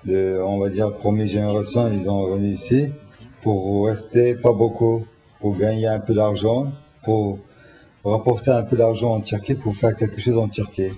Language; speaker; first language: French; non-native, learner; Turkish